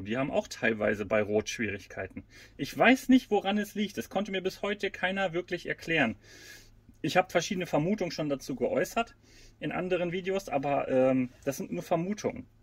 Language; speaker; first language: German; native; German